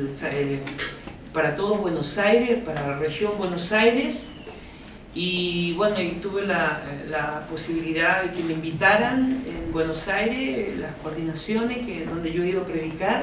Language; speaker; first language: Spanish; native; Spanish